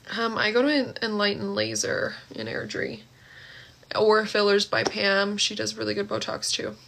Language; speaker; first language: English; native; English